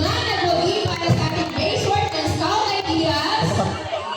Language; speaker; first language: Filipino; native; Filipino